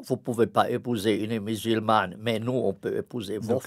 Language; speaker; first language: French; non-native, fluent; Arabic